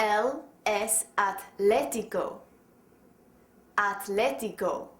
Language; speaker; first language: Spanish; non-native, fluent; English